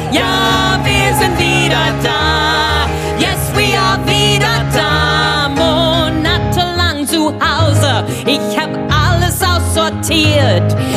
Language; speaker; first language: German; non-native, fluent; English